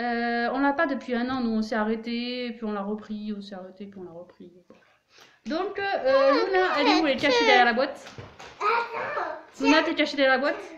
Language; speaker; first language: French; native; French